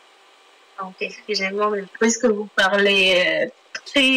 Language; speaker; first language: French; non-native, learner; Arabic